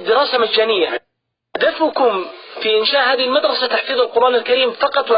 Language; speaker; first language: Arabic; native; Arabic